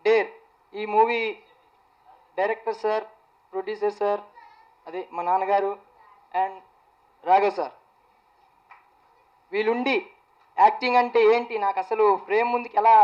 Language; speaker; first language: Telugu; native; Telugu